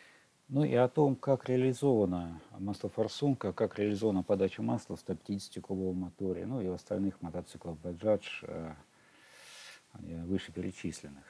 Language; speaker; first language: Russian; native; Russian